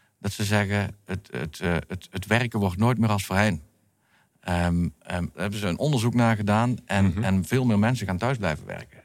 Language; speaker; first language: Dutch; native; Dutch